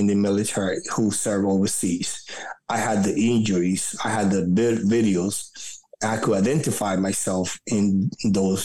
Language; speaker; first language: English; early bilingual, other home language; Spanish